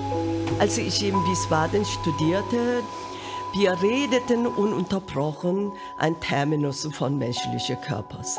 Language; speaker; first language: German; non-native, fluent; Korean